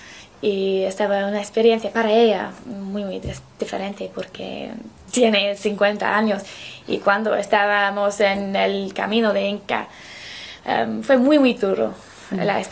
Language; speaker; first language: Spanish; non-native, learner; English